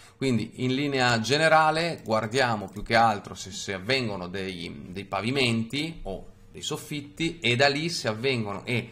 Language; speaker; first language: Italian; native; Italian